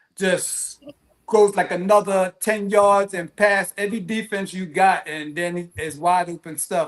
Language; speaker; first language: English; native; English